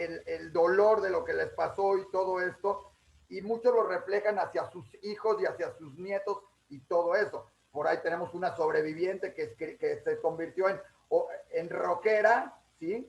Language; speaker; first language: Spanish; native; Spanish